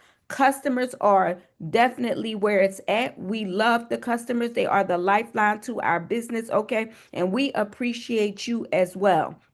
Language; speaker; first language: English; native; English